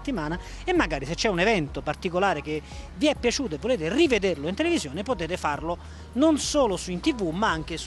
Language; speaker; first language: Italian; native; Italian